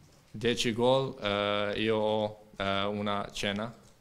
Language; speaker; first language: Italian; non-native, learner; Croatian